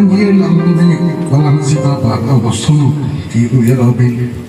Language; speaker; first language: Filipino; non-native, learner; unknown